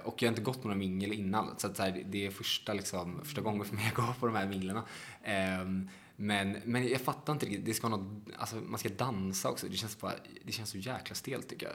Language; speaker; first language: Swedish; native; Swedish